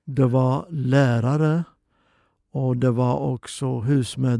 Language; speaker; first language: Swedish; non-native, fluent; Oromo